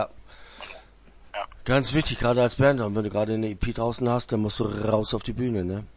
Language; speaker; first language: German; native; German